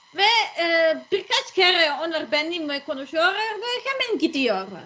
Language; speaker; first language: Turkish; non-native, learner; Serbian